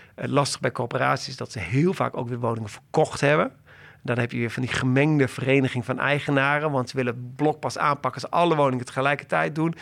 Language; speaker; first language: Dutch; native; Dutch